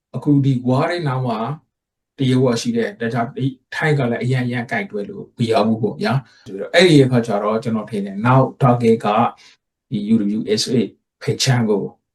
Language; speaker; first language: Burmese; native; Burmese